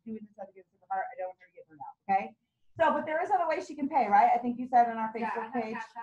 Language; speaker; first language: English; native; English